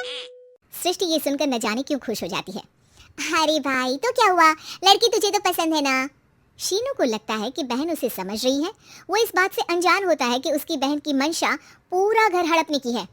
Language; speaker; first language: Hindi; native; Hindi